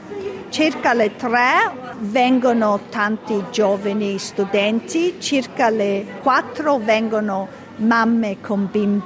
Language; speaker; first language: Italian; early bilingual, heritage; Italian